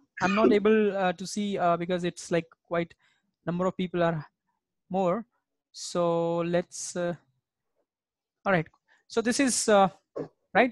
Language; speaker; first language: English; non-native, local second language; Hindi